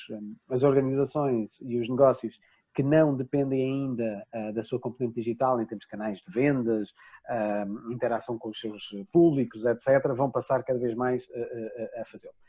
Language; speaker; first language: Portuguese; native; Portuguese